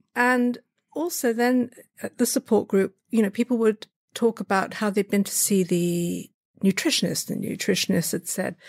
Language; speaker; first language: English; native; English